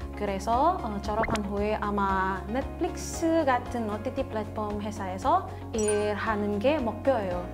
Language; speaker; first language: Korean; non-native, fluent; Indonesian